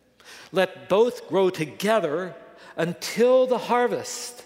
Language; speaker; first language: English; native; English